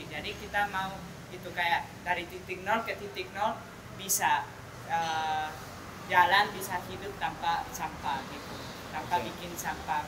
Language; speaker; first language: Indonesian; non-native, fluent; Spanish